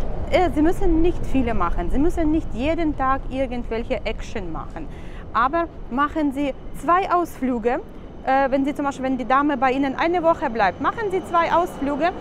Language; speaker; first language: German; non-native, fluent; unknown